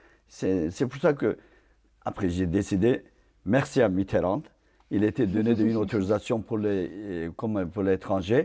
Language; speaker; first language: French; non-native, fluent; Turkish